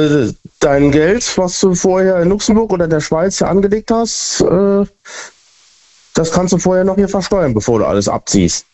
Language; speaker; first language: German; native; German